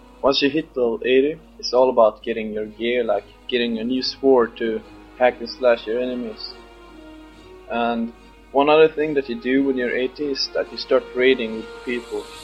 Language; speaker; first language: English; non-native, fluent; Swedish